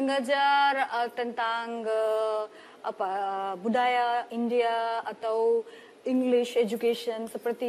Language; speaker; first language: Indonesian; non-native, learner; Hindi